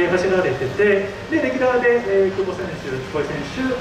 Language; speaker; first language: Japanese; native; Japanese